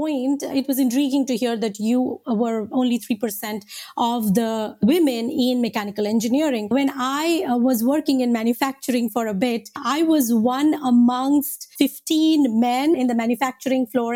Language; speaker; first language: English; non-native, local second language; Hindi